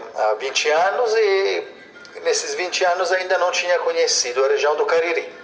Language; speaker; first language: Portuguese; non-native, fluent; Italian